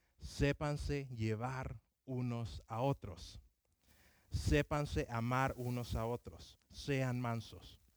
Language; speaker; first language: Spanish; early bilingual, other home language; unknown